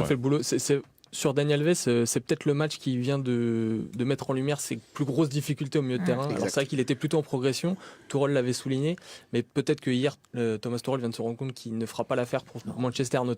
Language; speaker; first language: French; native; French